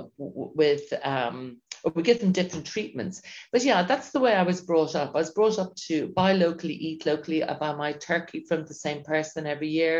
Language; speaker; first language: English; native; English